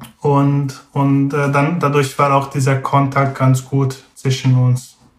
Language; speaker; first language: German; non-native, fluent; Hungarian